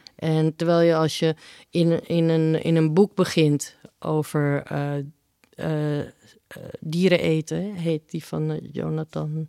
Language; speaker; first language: Dutch; early bilingual, other home language; Spanish